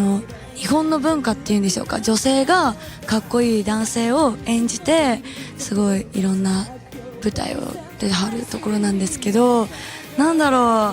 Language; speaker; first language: Japanese; native; Japanese